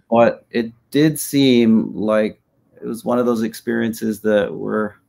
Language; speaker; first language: English; native; English